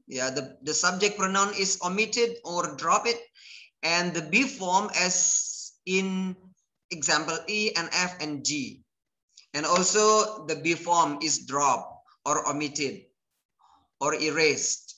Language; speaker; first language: English; non-native, fluent; Indonesian